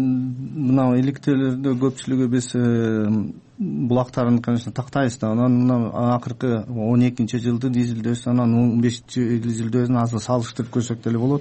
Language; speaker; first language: Kyrgyz; native; Kyrgyz